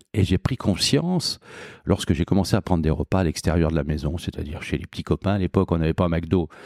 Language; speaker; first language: French; native; French